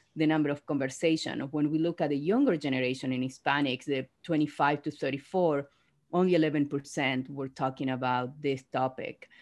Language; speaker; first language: English; non-native, fluent; Spanish